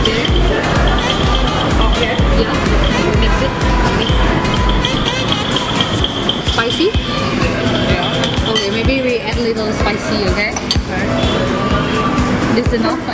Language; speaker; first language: English; non-native, fluent; Indonesian